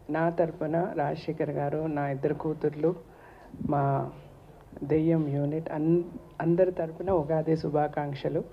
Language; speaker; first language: Telugu; native; Telugu